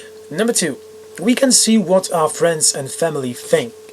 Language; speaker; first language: English; non-native, fluent; Polish